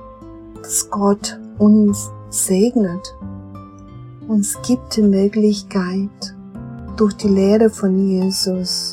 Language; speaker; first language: German; non-native, fluent; Portuguese